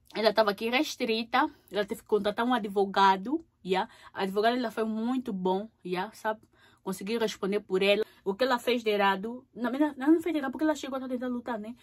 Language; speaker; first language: Portuguese; native; Portuguese